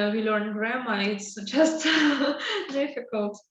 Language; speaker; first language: English; non-native, learner; Russian